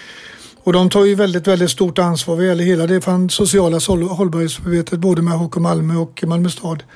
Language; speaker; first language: Swedish; native; Swedish